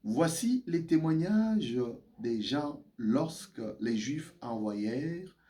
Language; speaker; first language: French; non-native, local second language; Swahili